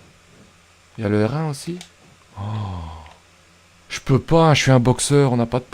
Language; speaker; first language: French; native; French